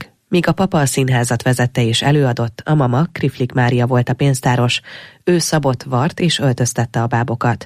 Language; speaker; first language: Hungarian; native; Hungarian